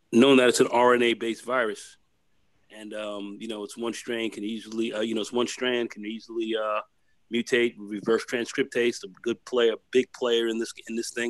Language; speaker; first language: English; native; English